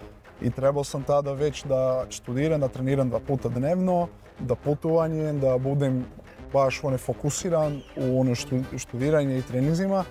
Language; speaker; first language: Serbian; non-native, learner; Portuguese